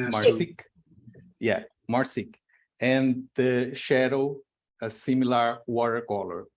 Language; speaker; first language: English; non-native, learner; Portuguese